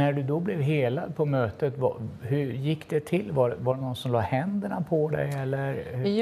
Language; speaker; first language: Swedish; native; Swedish